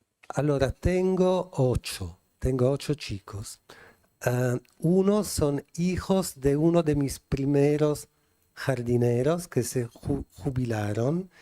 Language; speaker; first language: Spanish; non-native, fluent; Italian